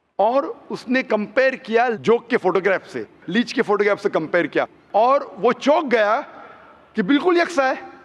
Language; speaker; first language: Hindi; non-native, local second language; Konkani